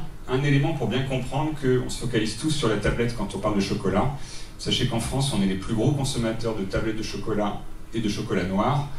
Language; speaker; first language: French; native; French